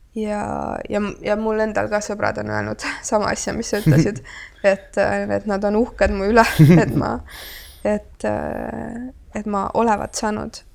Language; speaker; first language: Estonian; native; Estonian